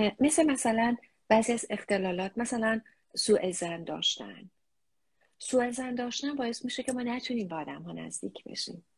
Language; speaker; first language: Persian; native; Persian